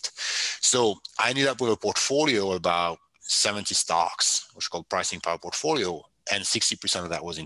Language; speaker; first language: English; non-native, fluent; French